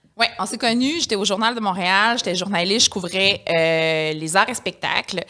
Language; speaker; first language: French; native; French